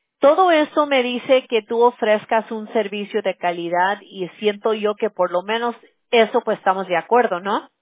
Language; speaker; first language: Spanish; early bilingual, heritage; Spanish